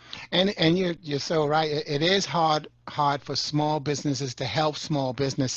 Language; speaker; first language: English; native; English